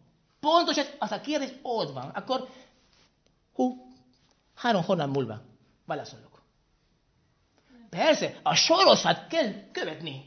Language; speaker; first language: Hungarian; non-native, fluent; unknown